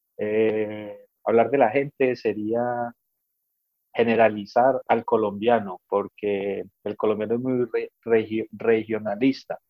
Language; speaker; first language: Spanish; native; Spanish